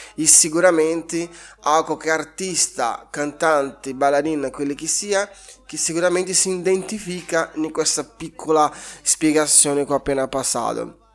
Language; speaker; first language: Italian; non-native, fluent; Portuguese